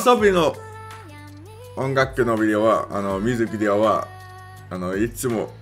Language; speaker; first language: Japanese; non-native, learner; English